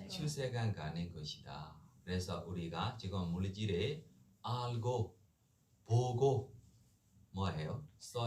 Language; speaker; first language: Korean; non-native, learner; Burmese